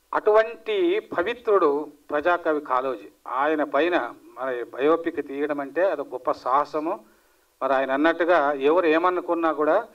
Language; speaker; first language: Telugu; native; Telugu